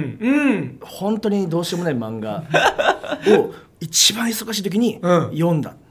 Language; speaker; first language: Japanese; native; Japanese